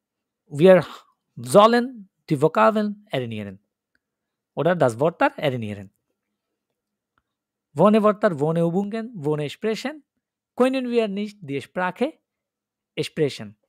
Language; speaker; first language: German; non-native, learner; Bangla